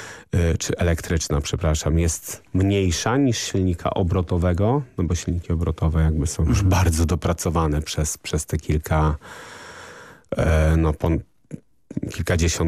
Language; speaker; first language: Polish; native; Polish